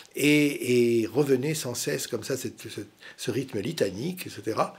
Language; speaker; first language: French; native; French